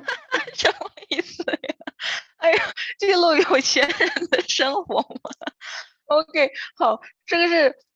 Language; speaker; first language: Chinese; non-native, fluent; Indonesian